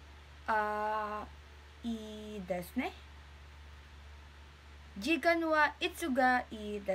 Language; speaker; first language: Japanese; non-native, learner; Filipino